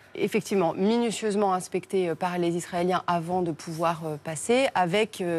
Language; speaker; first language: French; native; French